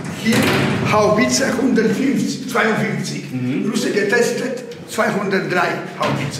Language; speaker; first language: German; non-native, learner; Polish